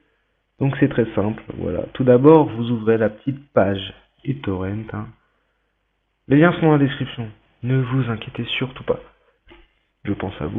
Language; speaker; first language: French; native; French